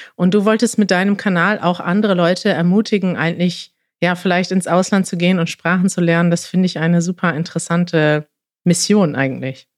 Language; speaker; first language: German; native; German